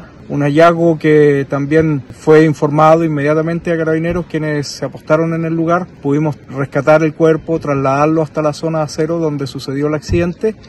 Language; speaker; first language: Spanish; native; Spanish